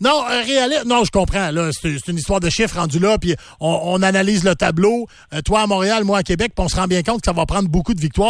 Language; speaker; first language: French; native; French